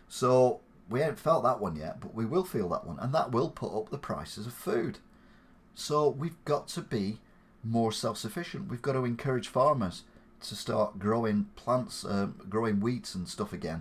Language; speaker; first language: English; native; English